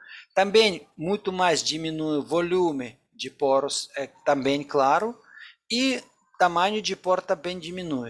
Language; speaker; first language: Portuguese; non-native, fluent; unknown